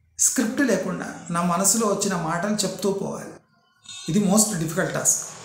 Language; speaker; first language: Telugu; non-native, local second language; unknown